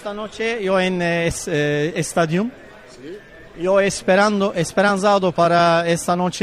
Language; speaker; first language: Spanish; non-native, learner; Turkish